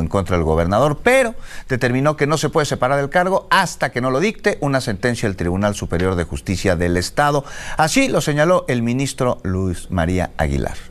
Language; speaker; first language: Spanish; native; Spanish